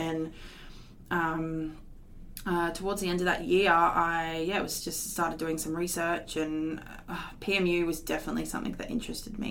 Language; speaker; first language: English; native; English